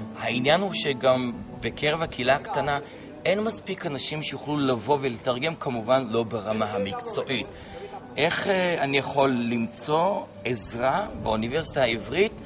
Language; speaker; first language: Hebrew; non-native, local second language; Adyghe